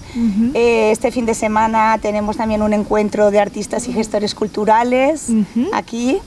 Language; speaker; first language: Spanish; native; Spanish